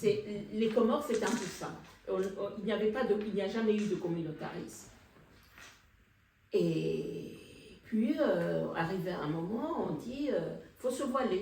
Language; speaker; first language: French; non-native, local second language; Comorian